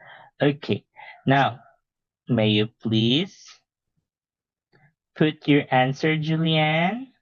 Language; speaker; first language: English; non-native, fluent; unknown